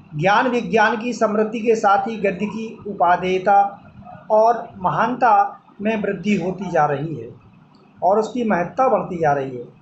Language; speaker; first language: Hindi; native; Hindi